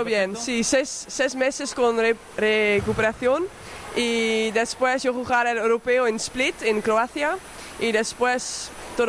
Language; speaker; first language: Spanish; non-native, learner; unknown